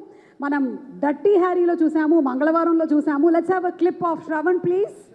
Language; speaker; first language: Telugu; native; Telugu